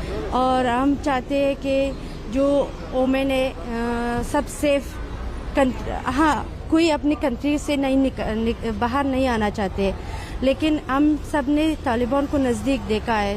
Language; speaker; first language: Hindi; non-native, fluent; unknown